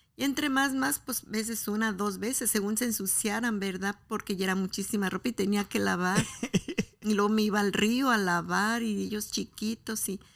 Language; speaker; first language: Spanish; native; Spanish